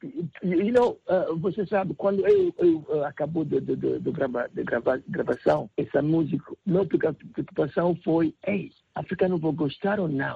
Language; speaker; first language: Portuguese; non-native, learner; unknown